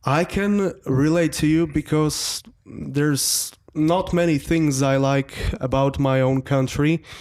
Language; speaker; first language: English; non-native, fluent; Czech